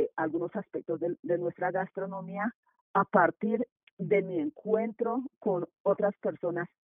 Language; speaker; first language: Spanish; non-native, local second language; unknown